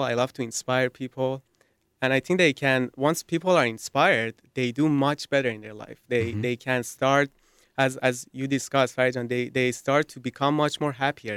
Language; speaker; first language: English; non-native, fluent; Persian